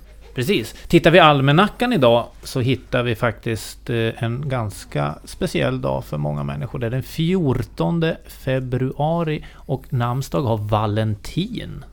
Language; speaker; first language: Swedish; native; Swedish